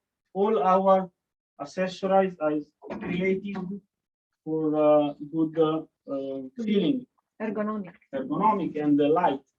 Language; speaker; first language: English; non-native, learner; Italian